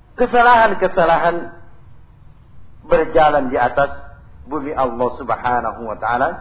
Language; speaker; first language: Indonesian; non-native, local second language; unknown